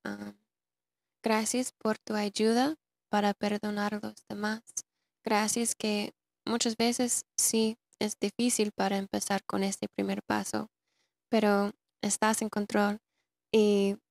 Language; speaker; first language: Spanish; non-native, fluent; English